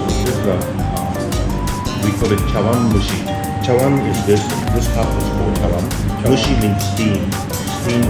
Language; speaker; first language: English; non-native, fluent; Khmer